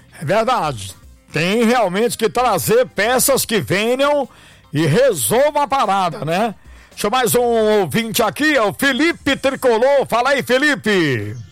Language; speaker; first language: Portuguese; native; Portuguese